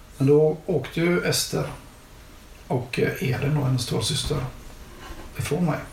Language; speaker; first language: Swedish; native; Swedish